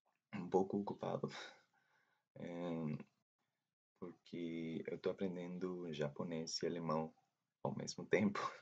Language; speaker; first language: Portuguese; non-native, fluent; Spanish